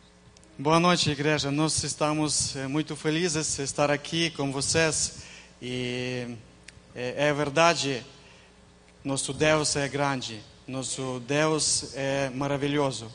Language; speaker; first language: Portuguese; non-native, learner; Ukrainian